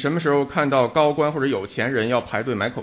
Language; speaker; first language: Chinese; non-native, local second language; Cantonese